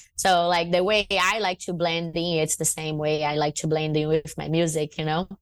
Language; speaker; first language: English; non-native, fluent; Portuguese